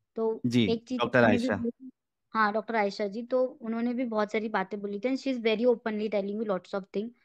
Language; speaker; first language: Hindi; native; Hindi